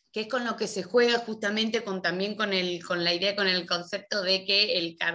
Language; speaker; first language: Spanish; native; Spanish